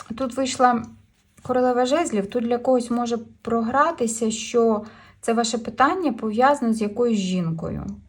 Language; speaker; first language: Ukrainian; non-native, local second language; Russian